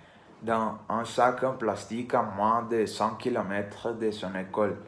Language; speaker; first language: French; non-native, learner; Spanish